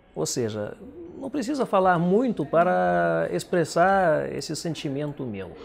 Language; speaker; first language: Portuguese; non-native, fluent; Russian